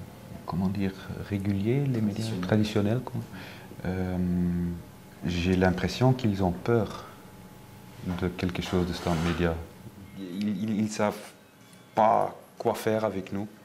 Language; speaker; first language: French; non-native, local second language; Dutch